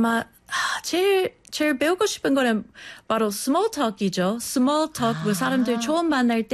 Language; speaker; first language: Korean; non-native, fluent; English